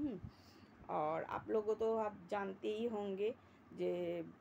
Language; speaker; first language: Hindi; non-native, local second language; Bangla